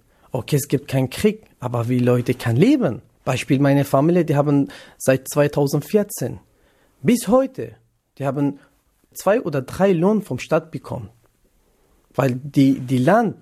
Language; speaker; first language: German; non-native, learner; Kurdish